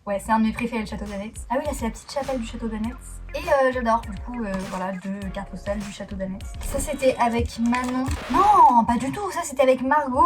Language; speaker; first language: French; native; French